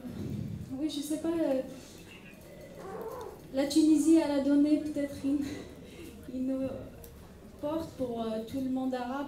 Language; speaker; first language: French; non-native, local second language; Arabic